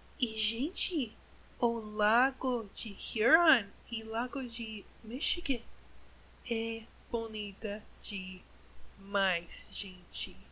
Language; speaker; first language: Portuguese; non-native, learner; English